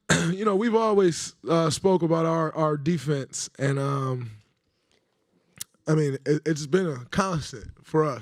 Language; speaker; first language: English; native; English